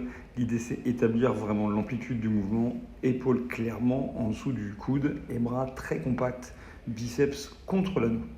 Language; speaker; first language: French; native; French